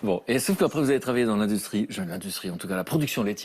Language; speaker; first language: French; native; French